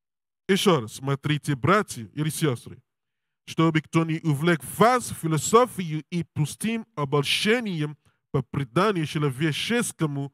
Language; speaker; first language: Russian; non-native, learner; English